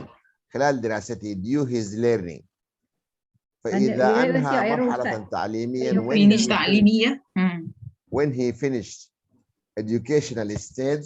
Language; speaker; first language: Arabic; native; Arabic